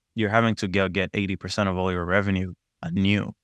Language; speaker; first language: English; non-native, local second language; Kinyarwanda